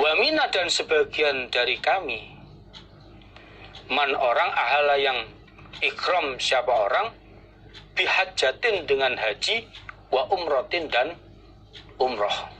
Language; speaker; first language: Indonesian; non-native, local second language; Javanese